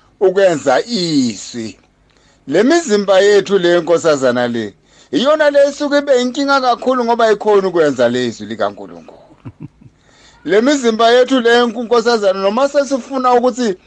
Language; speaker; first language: Zulu; non-native, local second language; Swati